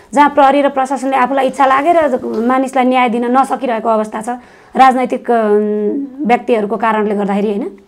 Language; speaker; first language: Nepali; native; Nepali